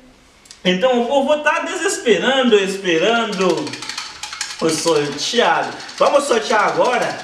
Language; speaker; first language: Portuguese; non-native, learner; Haitian Creole